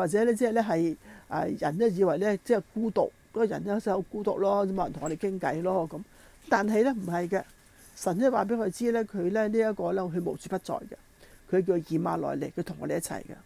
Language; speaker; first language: Chinese; non-native, local second language; Cantonese